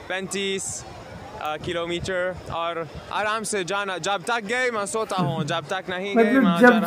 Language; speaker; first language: Hindi; non-native, learner; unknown